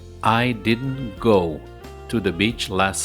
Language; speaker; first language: English; non-native, fluent; Spanish